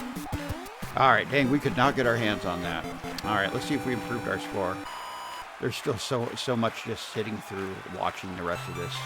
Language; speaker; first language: English; native; English